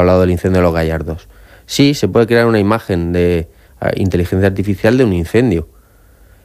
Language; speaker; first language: Spanish; native; Spanish